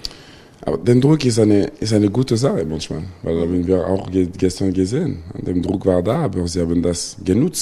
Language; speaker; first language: German; non-native, local second language; French